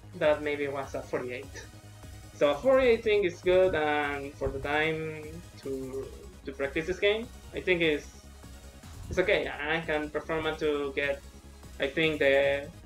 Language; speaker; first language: English; non-native, learner; Spanish